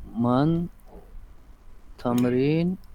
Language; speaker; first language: Persian; non-native, learner; Urdu